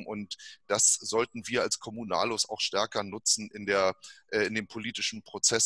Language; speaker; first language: German; native; German